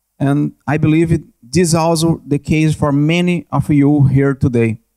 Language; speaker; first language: English; non-native, learner; Portuguese